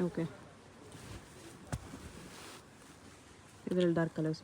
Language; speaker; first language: Kannada; native; Kannada